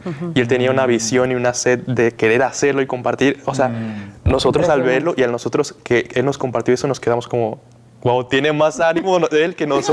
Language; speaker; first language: Spanish; native; Spanish